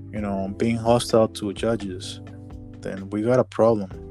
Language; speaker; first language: English; non-native, fluent; Spanish